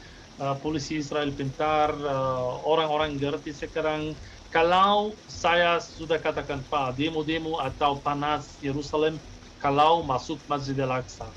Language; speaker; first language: Indonesian; non-native, fluent; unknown